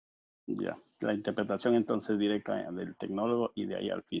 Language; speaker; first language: Spanish; native; Spanish